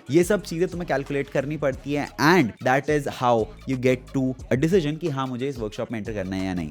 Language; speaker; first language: Hindi; native; Hindi